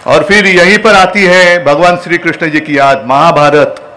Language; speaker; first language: Hindi; non-native, local second language; Marathi